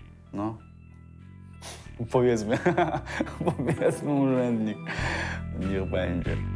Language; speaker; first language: Polish; non-native, fluent; Chechen